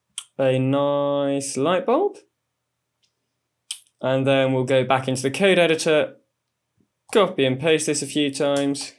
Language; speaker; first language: English; native; English